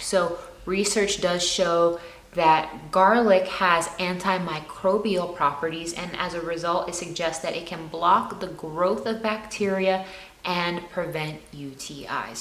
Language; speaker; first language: English; native; English